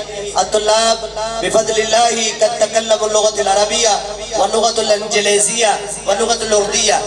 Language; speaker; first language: Arabic; non-native, fluent; Urdu